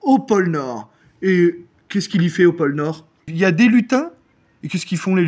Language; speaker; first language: French; native; French